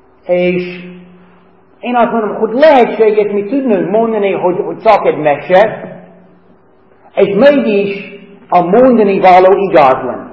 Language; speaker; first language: Hungarian; non-native, fluent; English